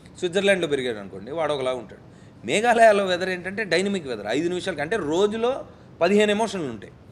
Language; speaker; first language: Telugu; native; Telugu